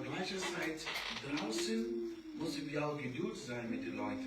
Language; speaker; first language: German; non-native, learner; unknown